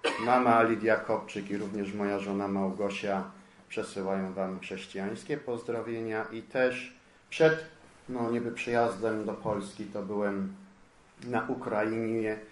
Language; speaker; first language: Polish; early bilingual, heritage; Polish